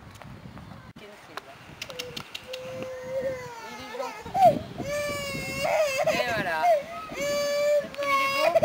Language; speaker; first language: French; native; French